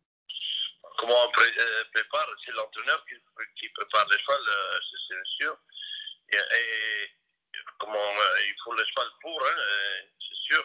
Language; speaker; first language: French; non-native, local second language; Dutch